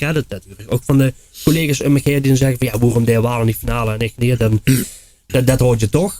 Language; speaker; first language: Dutch; native; Dutch